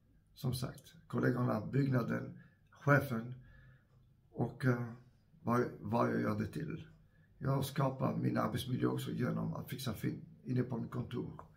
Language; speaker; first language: Swedish; non-native, fluent; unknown